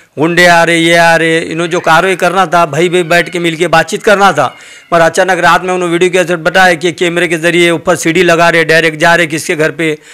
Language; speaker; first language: Hindi; non-native, local second language; Urdu